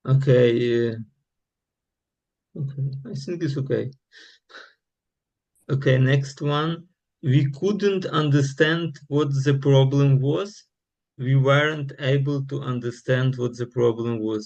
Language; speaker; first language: English; non-native, learner; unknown